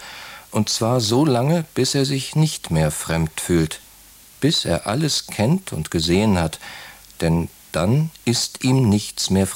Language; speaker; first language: German; native; German